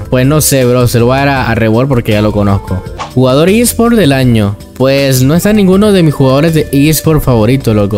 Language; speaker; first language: Spanish; native; Spanish